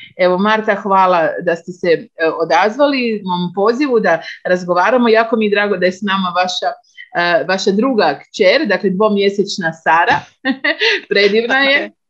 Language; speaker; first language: Croatian; native; Croatian